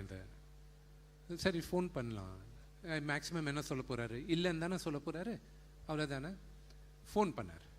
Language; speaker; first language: Tamil; non-native, local second language; Telugu